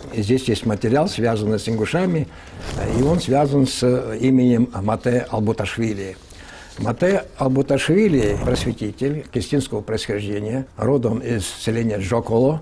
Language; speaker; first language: Russian; non-native, local second language; Ingush